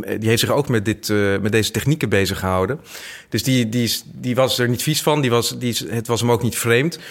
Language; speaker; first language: Dutch; native; Dutch